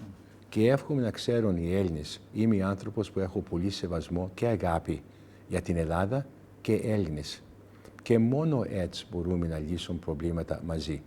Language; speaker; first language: Greek; early bilingual, heritage; English